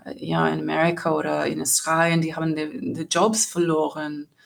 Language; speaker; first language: German; non-native, learner; English